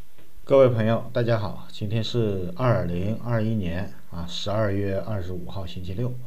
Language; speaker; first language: Chinese; native; Chinese